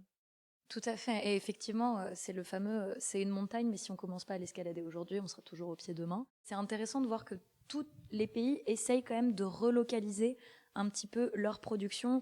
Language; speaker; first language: French; native; French